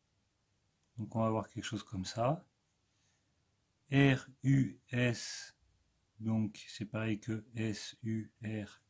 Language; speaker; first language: French; native; French